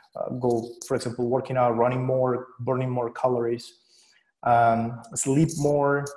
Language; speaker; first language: English; non-native, fluent; Spanish